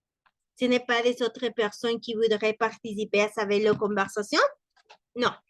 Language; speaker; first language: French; non-native, learner; Spanish